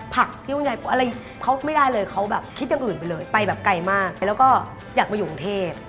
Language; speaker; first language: Thai; non-native, local second language; Lao